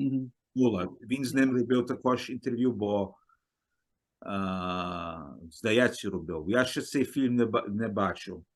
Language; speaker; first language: Ukrainian; early bilingual, heritage; Ukrainian